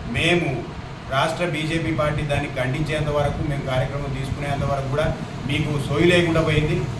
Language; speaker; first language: Telugu; native; Telugu